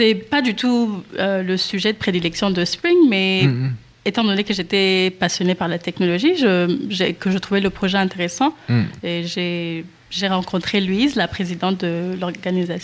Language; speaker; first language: French; non-native, local second language; Kinyarwanda